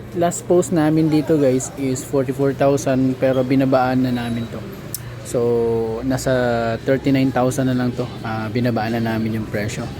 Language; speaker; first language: Filipino; non-native, local second language; Cebuano